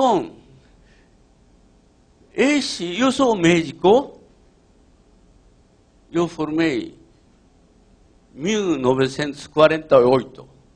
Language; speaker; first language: Portuguese; non-native, learner; Japanese